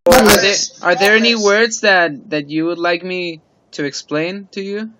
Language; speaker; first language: English; non-native, fluent; Spanish